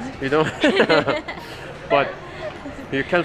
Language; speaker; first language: English; non-native, fluent; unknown